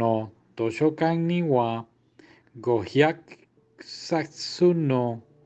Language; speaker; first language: Japanese; non-native, learner; English